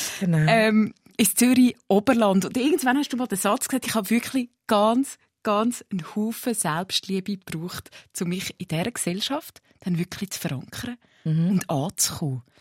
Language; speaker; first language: German; native; German